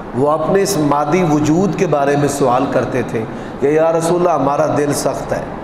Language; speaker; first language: Urdu; non-native, local second language; Punjabi